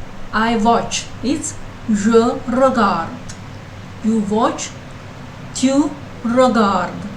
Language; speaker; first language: French; non-native, learner; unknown